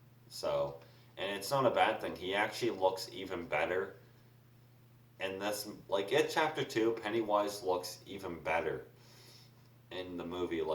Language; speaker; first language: English; native; English